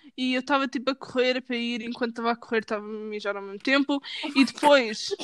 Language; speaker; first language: Portuguese; early bilingual, heritage; Portuguese